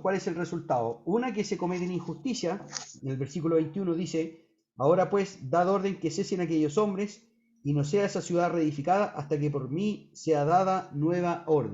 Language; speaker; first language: Spanish; native; Spanish